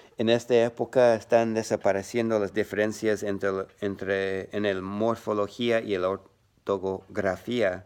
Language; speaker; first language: Spanish; non-native, learner; English